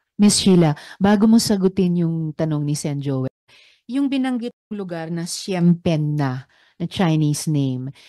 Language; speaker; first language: Filipino; native; Filipino